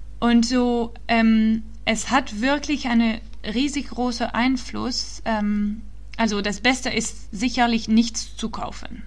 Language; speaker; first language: German; early bilingual, heritage; German